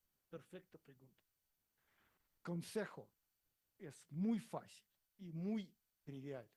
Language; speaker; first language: Spanish; non-native, learner; Russian